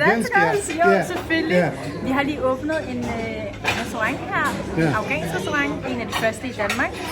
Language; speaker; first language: Danish; early bilingual, other home language; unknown